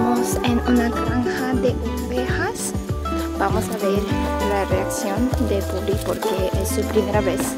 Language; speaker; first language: Spanish; non-native, fluent; Korean